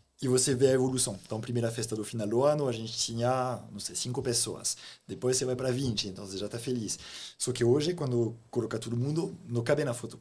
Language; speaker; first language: Portuguese; non-native, fluent; French